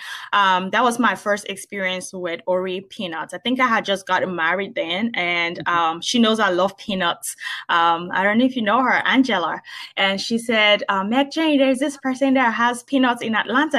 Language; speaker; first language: English; non-native, local second language; Yoruba